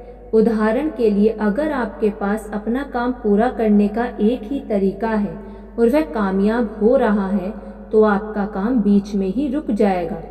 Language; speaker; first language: Hindi; native; Hindi